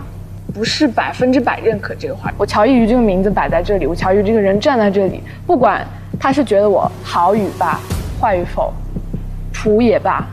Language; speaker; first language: Chinese; native; Chinese